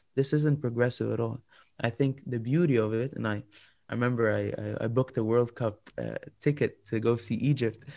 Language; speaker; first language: English; non-native, fluent; Arabic